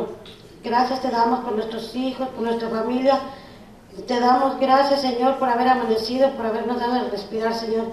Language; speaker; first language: Spanish; native; Spanish